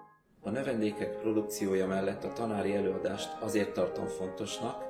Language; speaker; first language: Hungarian; native; Hungarian